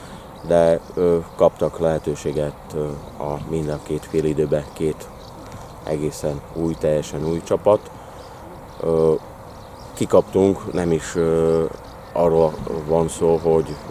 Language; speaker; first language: Hungarian; non-native, fluent; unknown